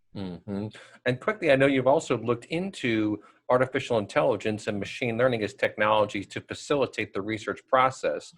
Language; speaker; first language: English; native; English